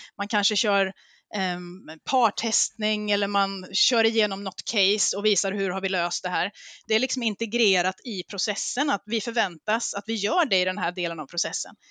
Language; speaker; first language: Swedish; native; Swedish